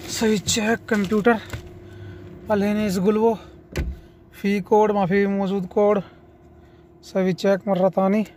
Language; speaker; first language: Arabic; non-native, learner; Urdu